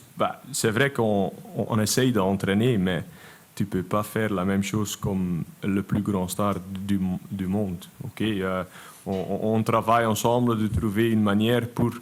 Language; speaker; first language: French; non-native, local second language; Dutch